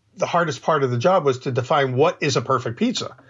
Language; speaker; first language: English; native; English